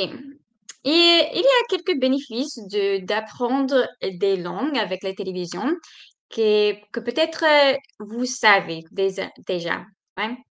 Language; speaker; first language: French; non-native, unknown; English